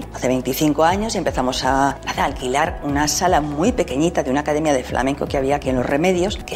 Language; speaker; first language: Spanish; native; Spanish